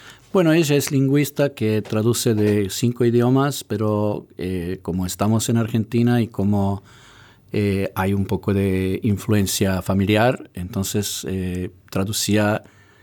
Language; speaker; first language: Spanish; non-native, fluent; Serbian